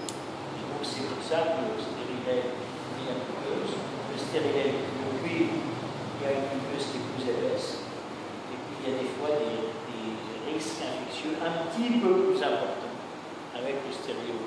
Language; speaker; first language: French; native; French